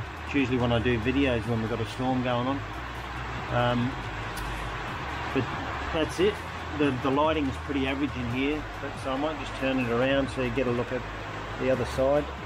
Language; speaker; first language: English; native; English